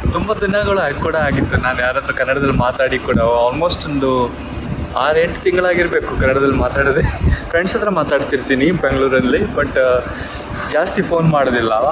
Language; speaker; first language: Kannada; non-native, local second language; Konkani